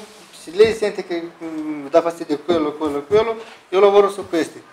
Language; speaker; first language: Italian; non-native, learner; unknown